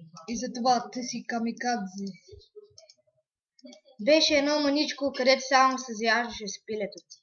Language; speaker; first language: Bulgarian; native; Bulgarian